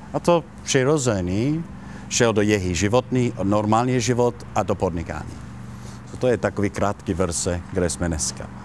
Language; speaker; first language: Czech; non-native, learner; Italian